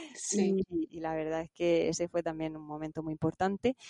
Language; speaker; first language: Spanish; native; Spanish